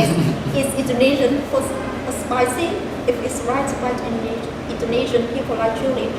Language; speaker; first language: English; non-native, fluent; Vietnamese